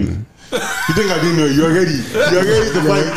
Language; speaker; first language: English; non-native, local second language; Yoruba